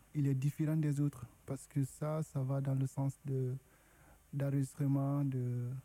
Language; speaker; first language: French; non-native, local second language; Susu